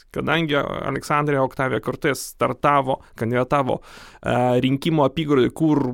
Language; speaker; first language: Lithuanian; non-native, local second language; Polish